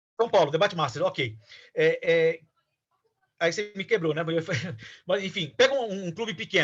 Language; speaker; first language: Portuguese; native; Portuguese